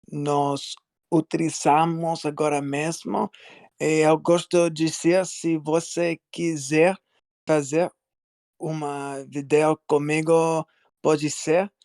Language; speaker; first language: Portuguese; non-native, learner; English